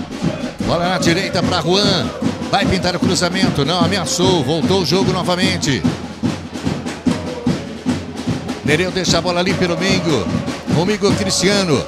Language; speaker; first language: Portuguese; native; Portuguese